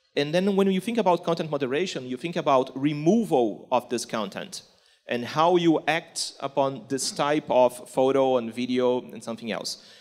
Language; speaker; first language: English; non-native, fluent; Portuguese